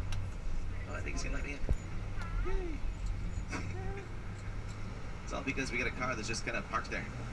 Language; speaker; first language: English; native; English